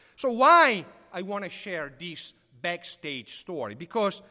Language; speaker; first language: English; non-native, fluent; Italian